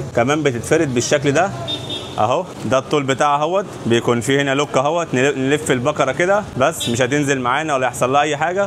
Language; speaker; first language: Arabic; native; Arabic